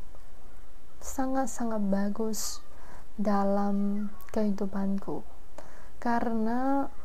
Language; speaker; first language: Indonesian; non-native, fluent; Chinese